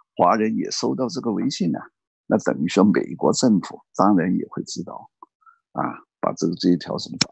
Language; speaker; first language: Chinese; native; Chinese